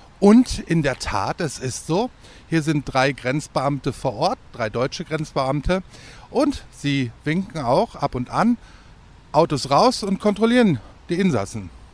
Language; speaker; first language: German; native; German